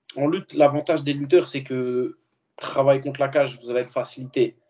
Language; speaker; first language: French; native; French